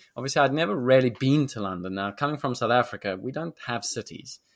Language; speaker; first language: English; native; English